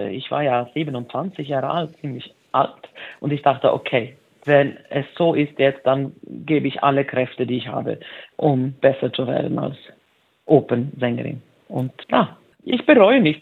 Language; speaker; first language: German; non-native, fluent; Swedish